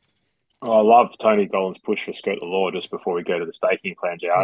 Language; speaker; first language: English; native; English